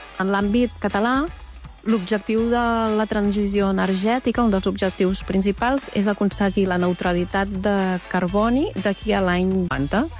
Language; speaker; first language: Catalan; native; Catalan